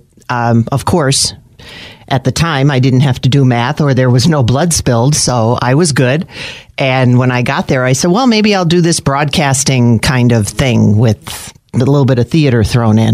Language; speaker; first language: English; native; English